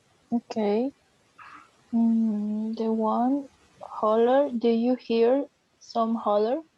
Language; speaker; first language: English; non-native, learner; Spanish